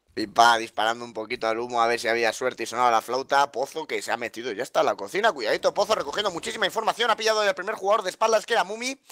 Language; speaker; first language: Spanish; native; Spanish